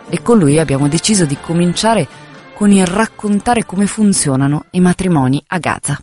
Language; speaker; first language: Italian; native; Italian